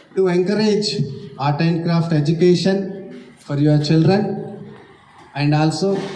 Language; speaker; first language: English; non-native, local second language; Telugu